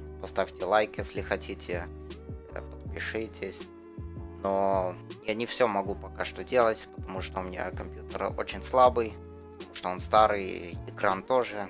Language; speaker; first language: Russian; early bilingual, heritage; Russian